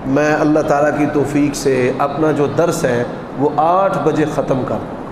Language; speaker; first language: Urdu; non-native, local second language; Punjabi